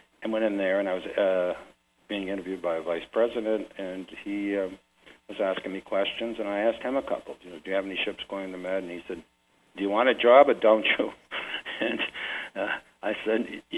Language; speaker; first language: English; native; English